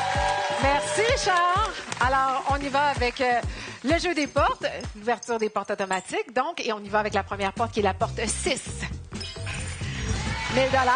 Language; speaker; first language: French; native; French